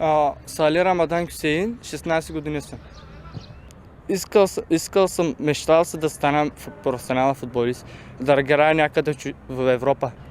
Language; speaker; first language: Bulgarian; non-native, local second language; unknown